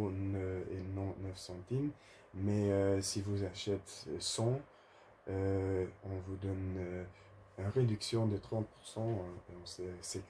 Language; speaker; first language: French; non-native, learner; Dutch